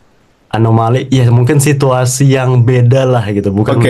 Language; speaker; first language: Indonesian; native; Indonesian